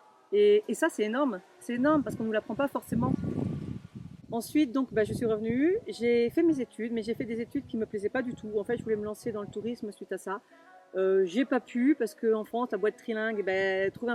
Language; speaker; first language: French; native; French